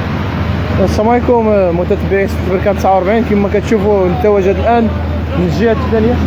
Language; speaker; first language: Arabic; native; Arabic